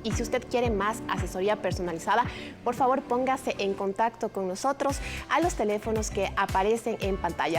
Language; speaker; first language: Spanish; native; Spanish